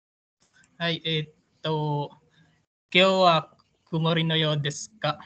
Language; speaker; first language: Japanese; non-native, learner; Filipino